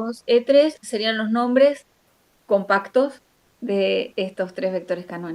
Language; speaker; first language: Spanish; native; Spanish